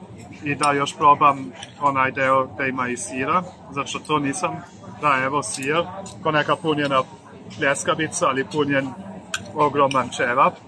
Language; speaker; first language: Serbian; non-native, fluent; German